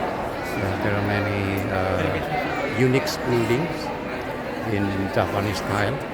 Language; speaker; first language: English; non-native, learner; Indonesian